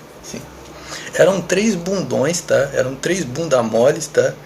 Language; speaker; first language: Portuguese; native; Portuguese